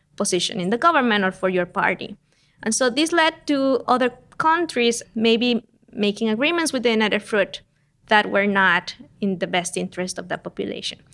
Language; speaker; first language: English; non-native, fluent; Spanish